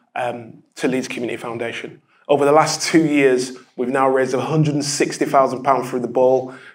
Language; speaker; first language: English; native; English